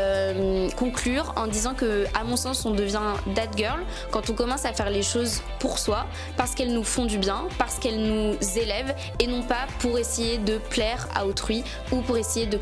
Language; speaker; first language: French; native; French